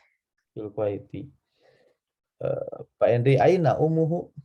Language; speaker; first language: Arabic; non-native, fluent; Indonesian